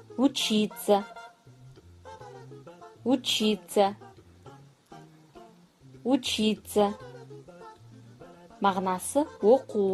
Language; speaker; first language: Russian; non-native, fluent; Kazakh